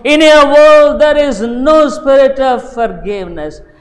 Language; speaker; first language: English; non-native, local second language; Tamil